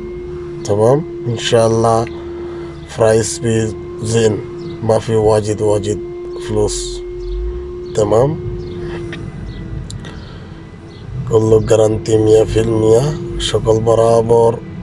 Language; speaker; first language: Arabic; non-native, learner; Bangla